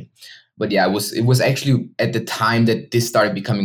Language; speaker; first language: English; non-native, fluent; German